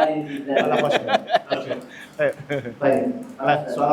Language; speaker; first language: Arabic; non-native, fluent; Indonesian